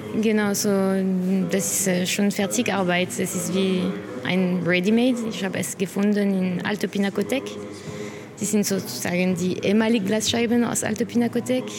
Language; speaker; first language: German; non-native, fluent; French